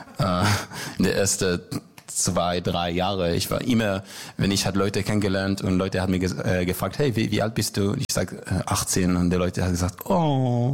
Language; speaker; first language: German; non-native, learner; Hebrew